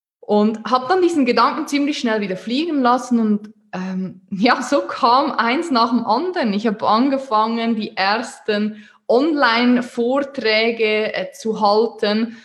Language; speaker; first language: German; native; German